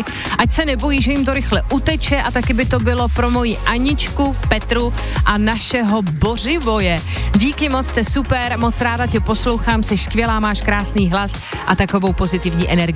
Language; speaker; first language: Czech; native; Czech